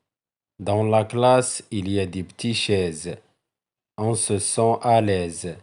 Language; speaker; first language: French; non-native, local second language; Arabic